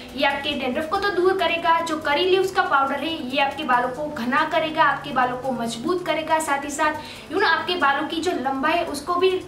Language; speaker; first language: Hindi; native; Hindi